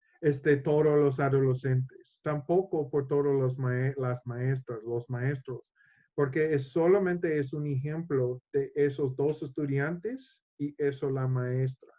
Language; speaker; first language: Spanish; non-native, learner; English